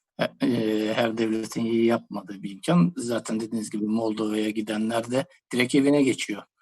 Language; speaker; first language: Turkish; native; Turkish